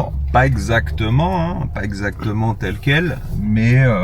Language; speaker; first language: French; native; French